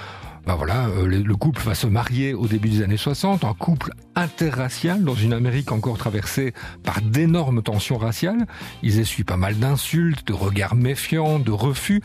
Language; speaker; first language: French; native; French